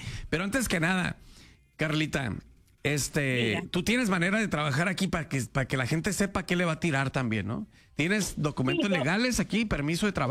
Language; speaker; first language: Spanish; native; Spanish